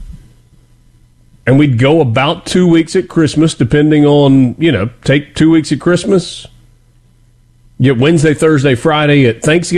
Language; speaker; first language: English; native; English